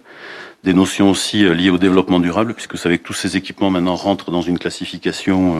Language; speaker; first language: French; native; French